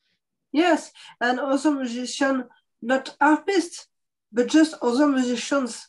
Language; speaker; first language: English; non-native, fluent; French